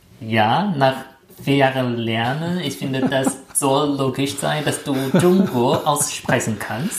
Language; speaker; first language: German; non-native, fluent; Chinese